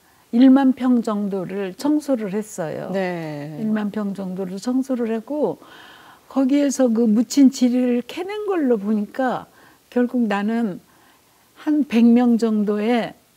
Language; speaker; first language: Korean; native; Korean